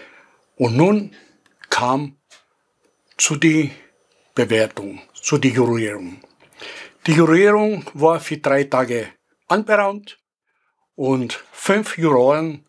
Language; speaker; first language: German; non-native, fluent; Greek